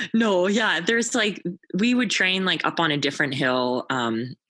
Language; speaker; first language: English; native; English